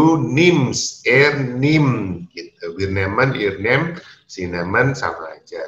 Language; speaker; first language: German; non-native, learner; Indonesian